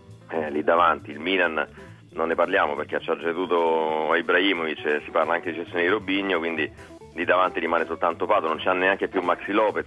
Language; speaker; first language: Italian; native; Italian